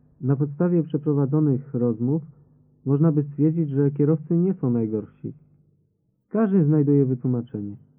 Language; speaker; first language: Polish; native; Polish